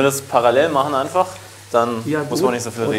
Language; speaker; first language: German; native; German